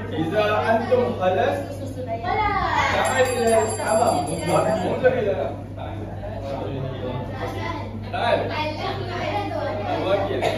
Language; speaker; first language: Arabic; non-native, learner; Malay